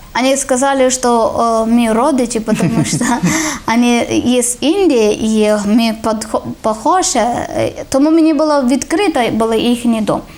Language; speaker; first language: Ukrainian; non-native, learner; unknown